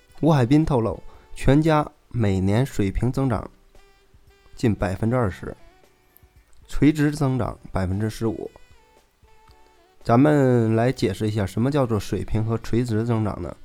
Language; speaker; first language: Chinese; native; Chinese